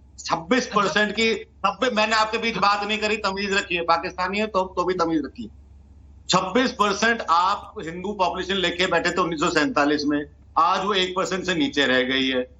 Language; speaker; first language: Hindi; non-native, local second language; Kashmiri